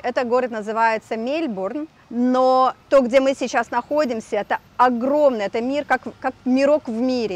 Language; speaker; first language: Russian; native; Russian